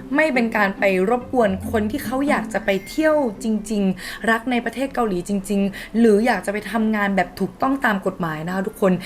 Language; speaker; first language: Thai; native; Thai